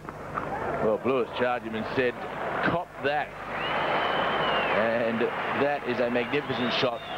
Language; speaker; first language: English; native; English